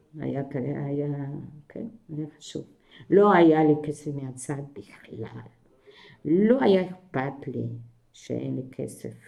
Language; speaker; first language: Hebrew; non-native, fluent; Spanish